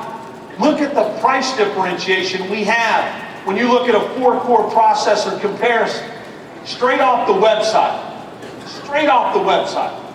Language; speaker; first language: English; native; English